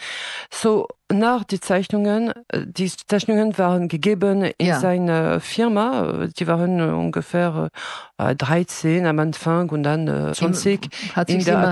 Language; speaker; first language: German; non-native, fluent; French